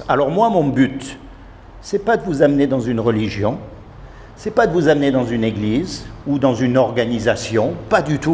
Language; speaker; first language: French; native; French